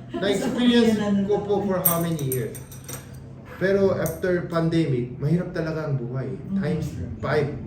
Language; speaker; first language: Filipino; non-native, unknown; Korean